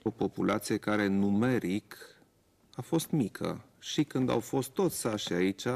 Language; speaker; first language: Romanian; non-native, local second language; German